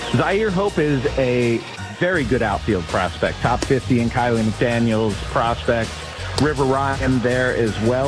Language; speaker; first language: English; native; English